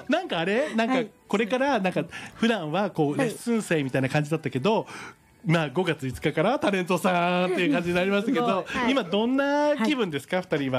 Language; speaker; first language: Japanese; native; Japanese